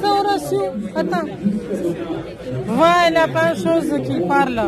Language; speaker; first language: French; non-native, learner; Romanian